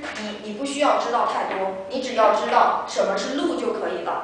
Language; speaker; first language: Chinese; native; Chinese